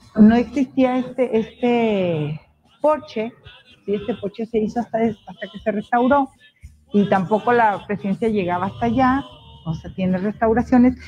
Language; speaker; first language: Spanish; native; Spanish